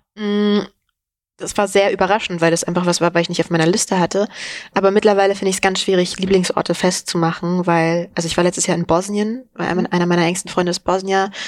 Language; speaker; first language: German; early bilingual, other home language; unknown